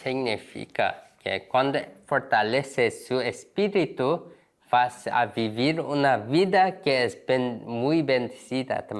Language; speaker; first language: Spanish; non-native, learner; Korean